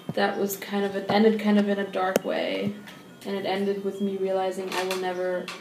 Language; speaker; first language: English; early bilingual, other home language; German